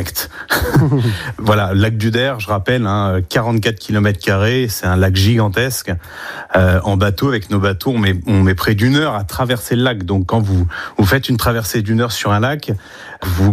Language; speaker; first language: French; native; French